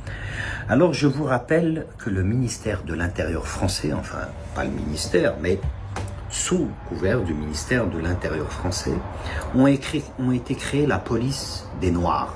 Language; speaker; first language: French; non-native, local second language; Kabyle